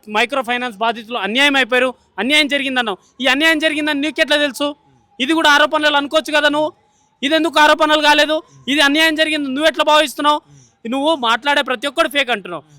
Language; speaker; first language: Telugu; non-native, local second language; Lambadi